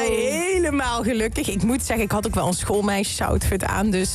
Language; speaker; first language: Dutch; native; Dutch